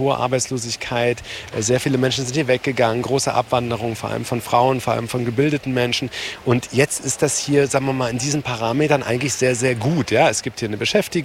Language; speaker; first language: German; native; German